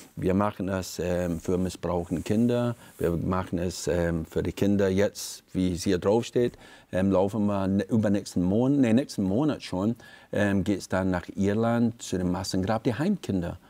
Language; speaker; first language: German; non-native, fluent; English